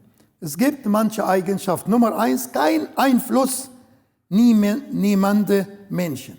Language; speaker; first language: German; non-native, learner; Arabic